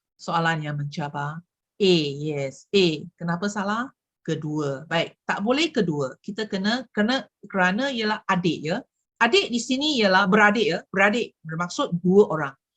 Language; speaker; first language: Malay; non-native, local second language; Chinese